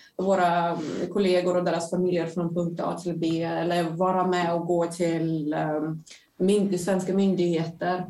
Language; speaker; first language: Swedish; non-native, fluent; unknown